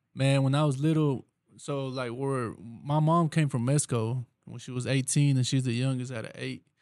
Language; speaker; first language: English; early bilingual, other home language; Spanish